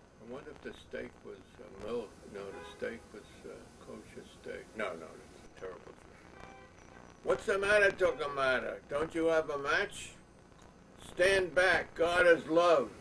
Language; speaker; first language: English; native; English